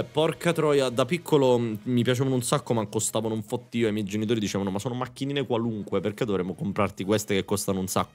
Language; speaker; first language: Italian; native; Italian